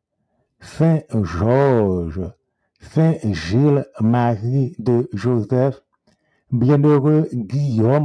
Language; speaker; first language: French; non-native, local second language; Haitian Creole